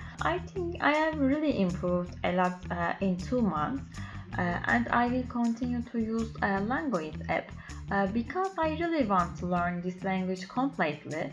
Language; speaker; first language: English; non-native, learner; Turkish